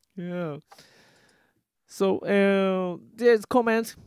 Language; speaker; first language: English; non-native, learner; Japanese